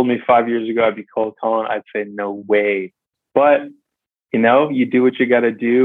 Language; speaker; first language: English; native; English